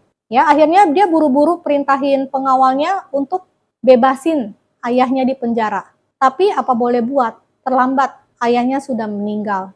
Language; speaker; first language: Indonesian; native; Indonesian